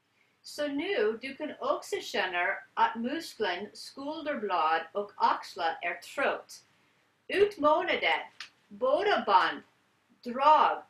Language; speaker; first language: Swedish; non-native, learner; English